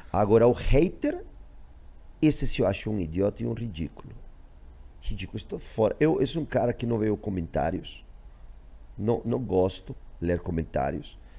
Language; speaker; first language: Portuguese; non-native, fluent; Spanish